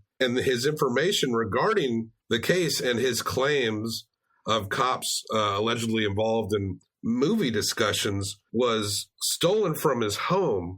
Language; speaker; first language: English; native; English